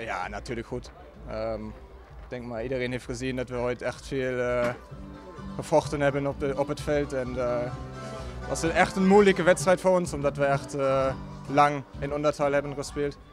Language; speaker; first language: Dutch; non-native, fluent; German